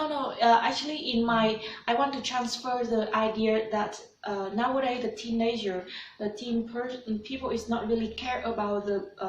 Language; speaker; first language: English; non-native, learner; Vietnamese